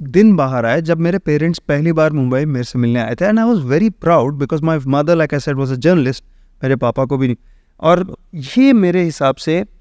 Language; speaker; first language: Hindi; native; Hindi